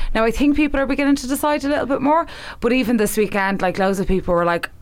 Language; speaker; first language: English; native; English